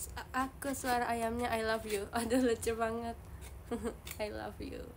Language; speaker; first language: Indonesian; non-native, learner; Japanese